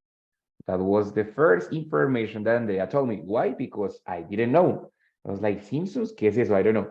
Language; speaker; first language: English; non-native, fluent; Spanish